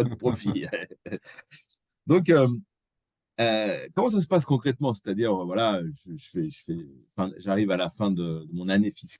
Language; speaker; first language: French; native; French